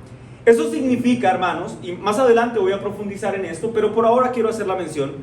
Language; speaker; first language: Spanish; native; Spanish